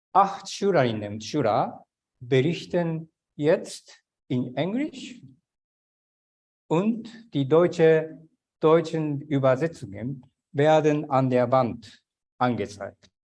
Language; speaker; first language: German; non-native, fluent; Japanese